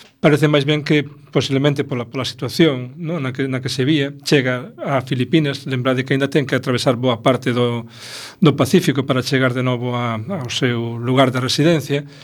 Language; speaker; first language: Galician; non-native, local second language; Spanish